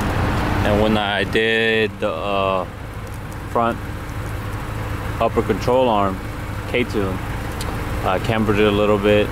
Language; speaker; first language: English; native; English